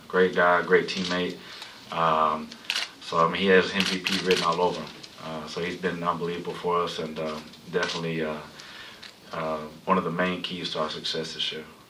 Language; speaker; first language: English; early bilingual, other home language; Spanish